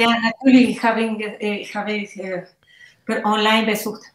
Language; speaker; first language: German; non-native, learner; Spanish